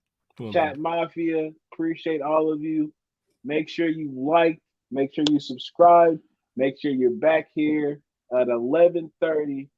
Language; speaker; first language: English; native; English